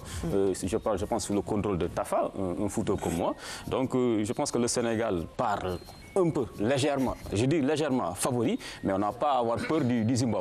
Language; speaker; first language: French; non-native, local second language; Wolof